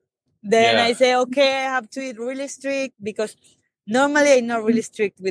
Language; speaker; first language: English; non-native, fluent; Spanish